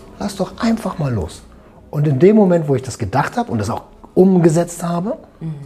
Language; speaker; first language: German; native; German